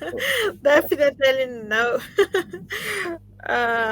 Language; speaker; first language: English; non-native, learner; Portuguese